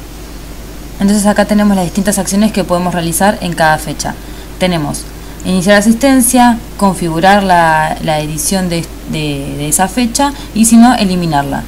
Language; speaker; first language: Spanish; native; Spanish